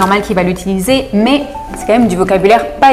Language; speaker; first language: French; native; French